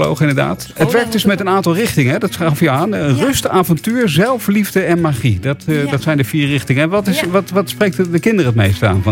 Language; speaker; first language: Dutch; native; Dutch